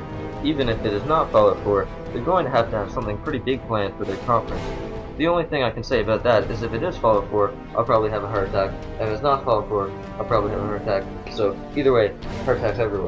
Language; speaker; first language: English; native; English